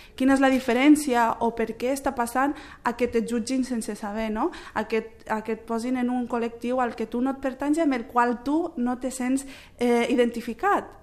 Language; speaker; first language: Catalan; early bilingual, other home language; Arabic